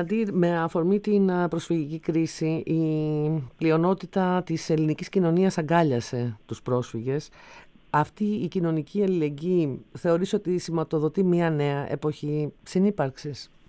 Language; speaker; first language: Greek; native; Greek